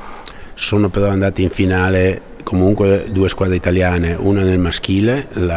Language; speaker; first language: Italian; native; Italian